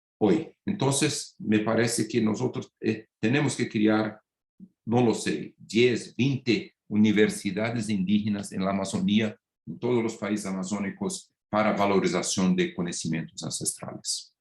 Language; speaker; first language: Spanish; non-native, fluent; Portuguese